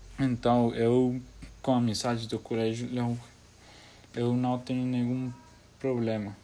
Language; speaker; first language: Portuguese; non-native, learner; Spanish